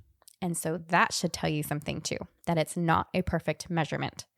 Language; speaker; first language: English; native; English